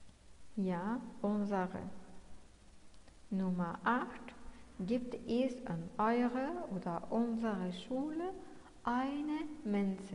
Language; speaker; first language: German; non-native, fluent; Arabic